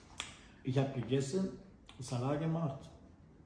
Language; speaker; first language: German; non-native, learner; Turkish